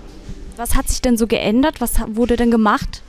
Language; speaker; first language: German; native; German